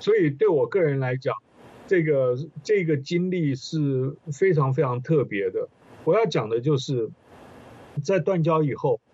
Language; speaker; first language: Chinese; native; Chinese